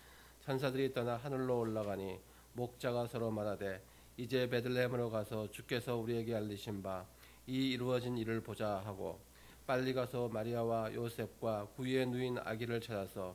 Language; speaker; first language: Korean; native; Korean